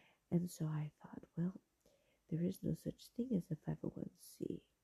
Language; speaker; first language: English; early bilingual, other home language; Spanish